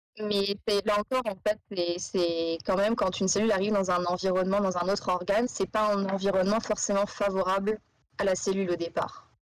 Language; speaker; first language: French; native; French